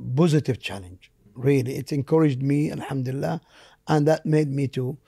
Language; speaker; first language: English; non-native, fluent; Arabic